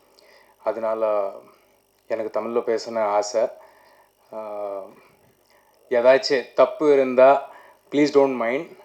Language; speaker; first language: Tamil; non-native, learner; Telugu